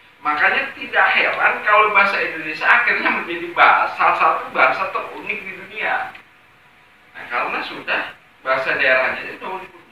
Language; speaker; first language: Indonesian; non-native, local second language; Javanese